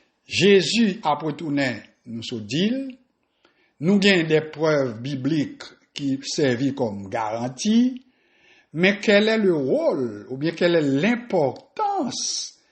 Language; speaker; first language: French; non-native, local second language; Haitian Creole